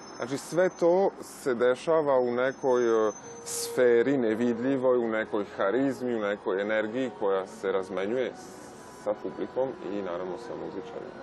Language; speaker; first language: Serbian; native; Serbian